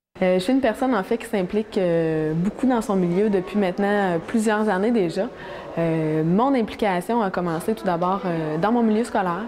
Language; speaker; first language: French; native; French